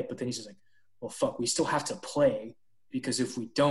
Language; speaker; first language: English; native; English